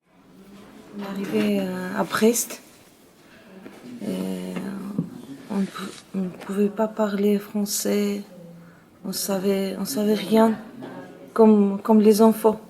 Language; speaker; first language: French; non-native, learner; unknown